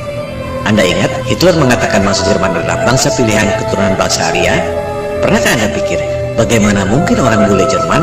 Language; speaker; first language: Indonesian; native; Indonesian